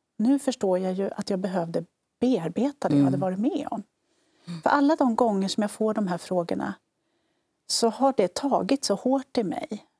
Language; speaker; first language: Swedish; native; Swedish